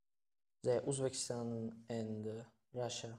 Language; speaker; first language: English; non-native, learner; Tajik